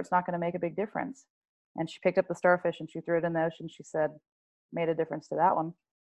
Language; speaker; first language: English; early bilingual, other home language; French